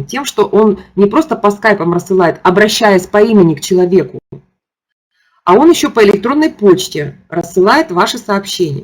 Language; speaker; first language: Russian; native; Russian